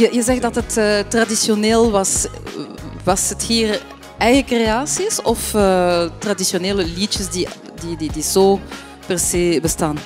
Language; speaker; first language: Dutch; non-native, fluent; French